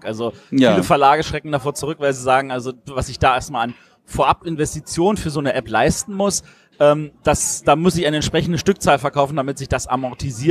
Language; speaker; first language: German; native; German